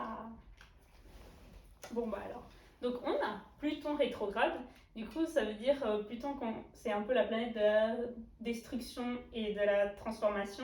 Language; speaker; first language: French; native; French